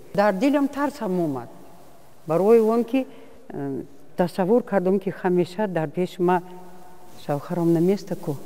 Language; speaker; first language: Tajik; non-native, fluent; Russian